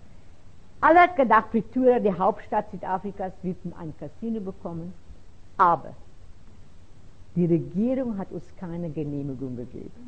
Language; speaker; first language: German; non-native, fluent; Afrikaans